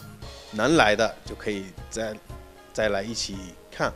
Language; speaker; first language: Chinese; non-native, fluent; Arabic